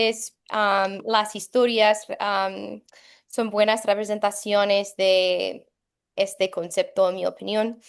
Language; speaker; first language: Spanish; non-native, fluent; English